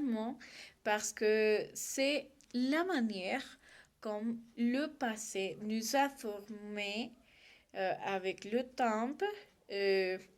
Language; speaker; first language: French; non-native, learner; Spanish